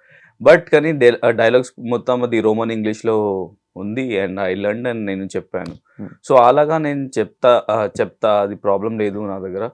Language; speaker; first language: Telugu; non-native, learner; Hindi